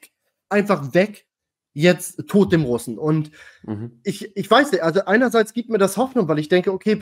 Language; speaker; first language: German; native; German